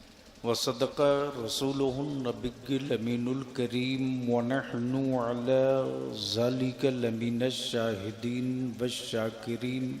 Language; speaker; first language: Hindi; native; Hindi